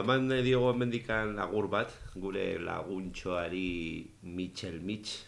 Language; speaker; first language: Basque; native; Basque